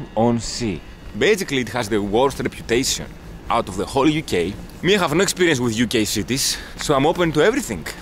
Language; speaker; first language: English; non-native, fluent; Greek